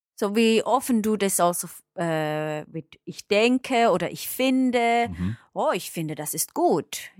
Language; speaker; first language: German; native; German